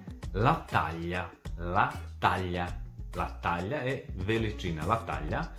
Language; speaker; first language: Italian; non-native, fluent; Serbian